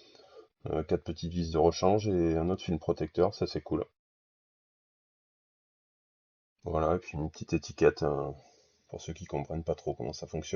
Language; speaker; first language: French; native; French